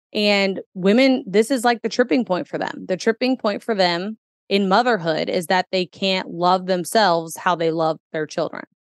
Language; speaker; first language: English; native; English